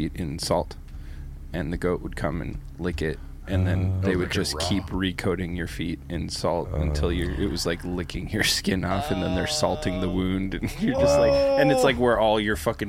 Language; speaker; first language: English; native; English